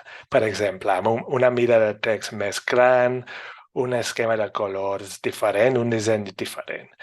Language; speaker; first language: Catalan; non-native, fluent; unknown